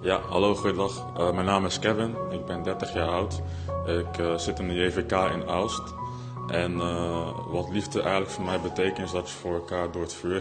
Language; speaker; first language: Dutch; native; Dutch